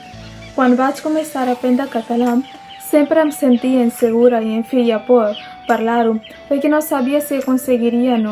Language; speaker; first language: Catalan; non-native, learner; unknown